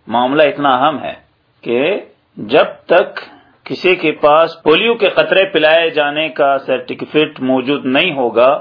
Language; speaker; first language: Urdu; native; Urdu